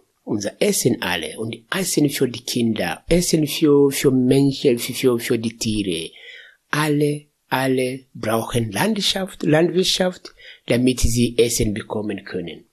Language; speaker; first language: German; non-native, fluent; Swahili